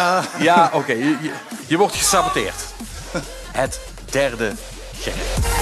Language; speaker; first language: Dutch; native; Dutch